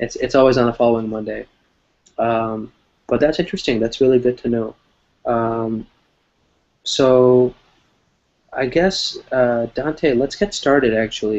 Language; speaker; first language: English; non-native, fluent; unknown